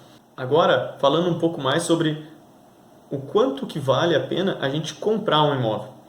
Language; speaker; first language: Portuguese; native; Portuguese